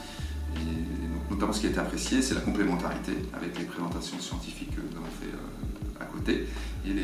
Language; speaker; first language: French; native; French